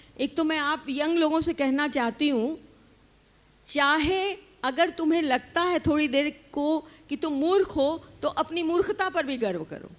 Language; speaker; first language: Hindi; native; Hindi